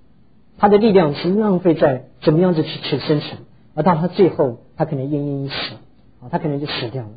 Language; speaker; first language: Chinese; native; Chinese